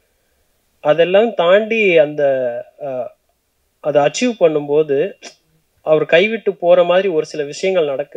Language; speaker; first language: Tamil; native; Tamil